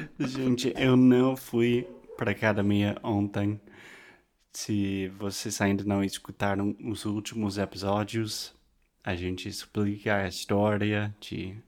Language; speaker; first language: Portuguese; non-native, fluent; English